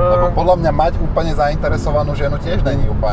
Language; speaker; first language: Slovak; native; Slovak